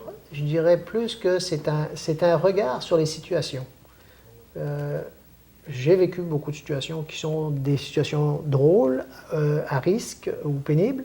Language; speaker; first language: French; native; French